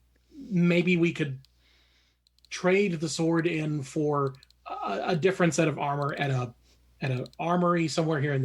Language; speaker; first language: English; native; English